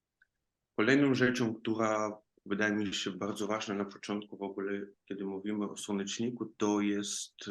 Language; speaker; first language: Polish; non-native, fluent; Ukrainian